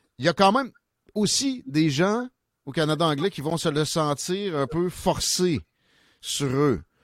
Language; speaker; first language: French; native; French